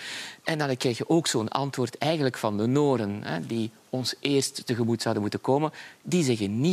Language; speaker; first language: Dutch; native; Dutch